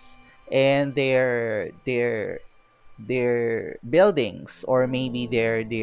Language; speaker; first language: English; non-native, local second language; Filipino